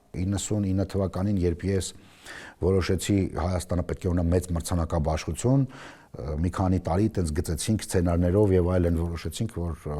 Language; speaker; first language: Armenian; native; Armenian